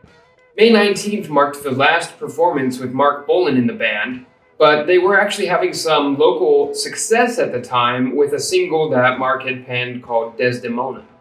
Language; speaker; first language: English; native; English